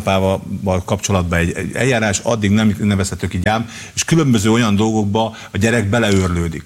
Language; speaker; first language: Hungarian; native; Hungarian